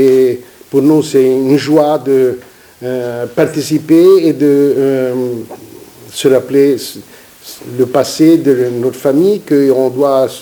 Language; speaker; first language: French; non-native, fluent; Italian